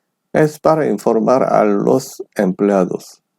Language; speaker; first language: Spanish; non-native, fluent; Korean